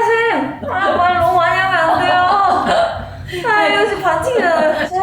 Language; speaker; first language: Korean; native; Korean